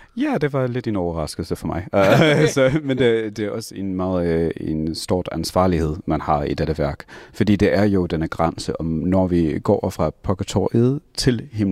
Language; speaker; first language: Danish; non-native, fluent; English